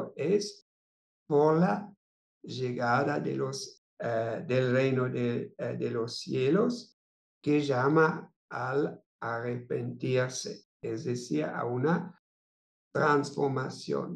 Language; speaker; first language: Spanish; non-native, fluent; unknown